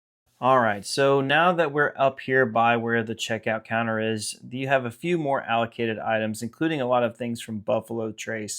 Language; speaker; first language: English; native; English